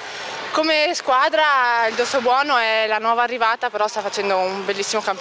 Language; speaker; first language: Italian; native; Italian